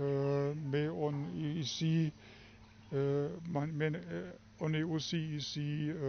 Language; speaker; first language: French; non-native, fluent; German